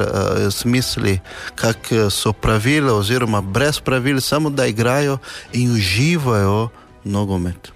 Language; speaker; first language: Slovenian; non-native, fluent; Portuguese